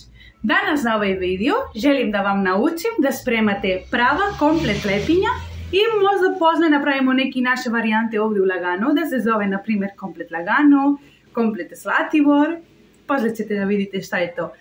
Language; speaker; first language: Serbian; non-native, learner; Spanish